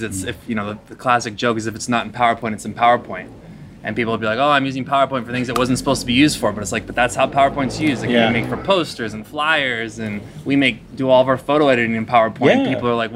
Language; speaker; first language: English; native; English